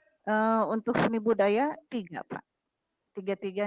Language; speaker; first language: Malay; non-native, local second language; Sundanese